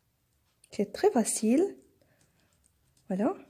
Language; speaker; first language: French; non-native, local second language; Arabic